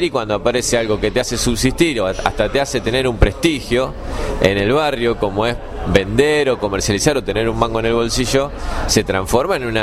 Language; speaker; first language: Spanish; native; Spanish